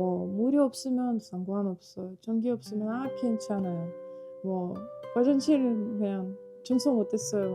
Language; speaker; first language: Korean; non-native, fluent; Ukrainian